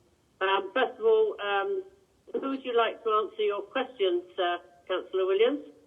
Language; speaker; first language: English; native; English